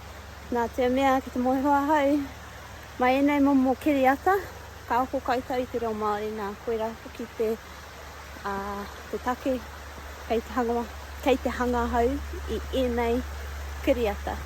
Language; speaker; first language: Māori; non-native, local second language; English